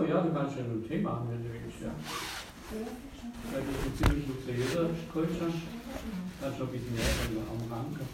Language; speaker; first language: German; native; German